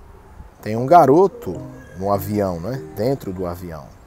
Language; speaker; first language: Portuguese; native; Portuguese